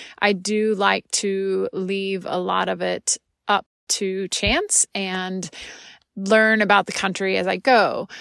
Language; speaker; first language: English; native; English